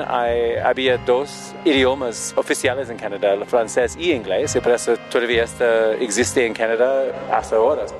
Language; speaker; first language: Spanish; non-native, learner; English